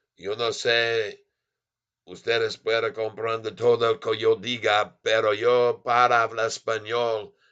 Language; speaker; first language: Spanish; non-native, learner; English